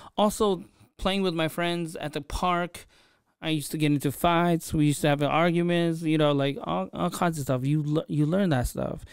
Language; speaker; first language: English; native; English